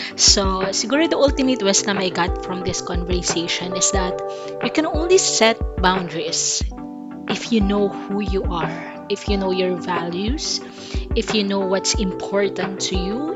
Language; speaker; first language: English; non-native, local second language; Filipino